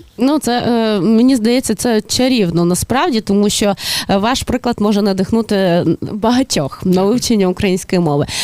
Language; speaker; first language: Ukrainian; native; Ukrainian